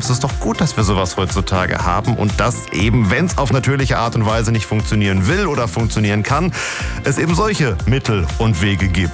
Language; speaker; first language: German; native; German